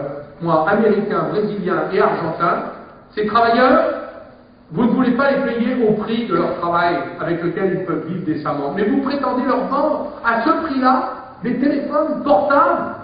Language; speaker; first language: French; native; French